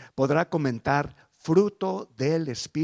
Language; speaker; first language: Spanish; early bilingual, heritage; Spanish